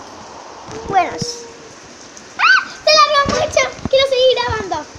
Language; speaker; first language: Spanish; native; Spanish